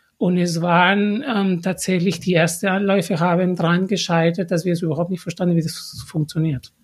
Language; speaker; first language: German; non-native, fluent; Spanish